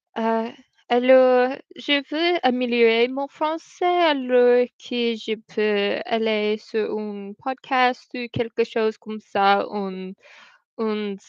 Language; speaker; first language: French; non-native, learner; English